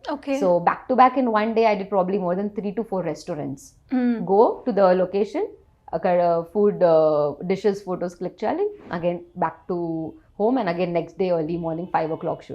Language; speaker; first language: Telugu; non-native, local second language; Gujarati